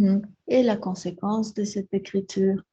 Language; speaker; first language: French; non-native, fluent; Spanish